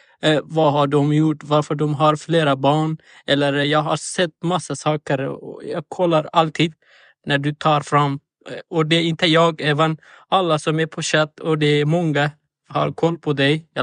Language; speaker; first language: Swedish; non-native, learner; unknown